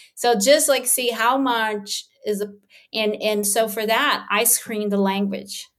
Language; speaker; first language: English; early bilingual, other home language; Portuguese